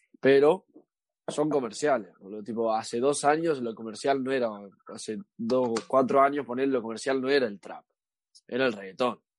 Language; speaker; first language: Spanish; native; Spanish